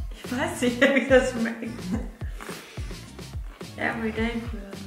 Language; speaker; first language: German; native; German